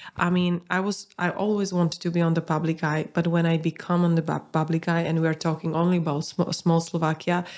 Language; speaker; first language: English; non-native, fluent; Slovak